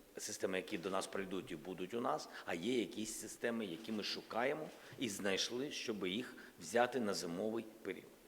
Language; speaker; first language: Ukrainian; non-native, local second language; Russian